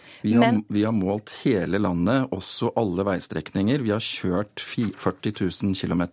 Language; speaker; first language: Norwegian; native; Norwegian